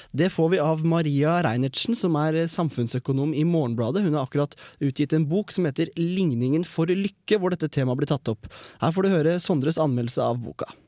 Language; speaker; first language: Norwegian; native; Norwegian